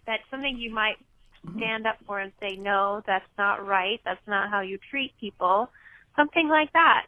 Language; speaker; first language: English; native; English